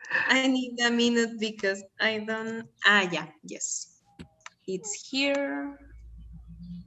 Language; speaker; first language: English; non-native, learner; Spanish